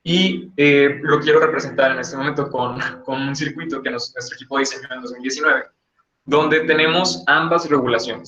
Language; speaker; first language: Spanish; native; Spanish